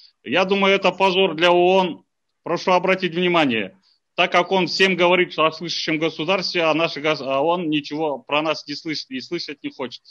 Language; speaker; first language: Russian; non-native, local second language; Kazakh